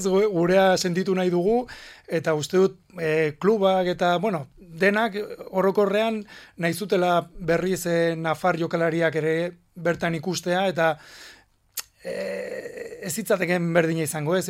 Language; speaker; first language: Basque; non-native, local second language; Spanish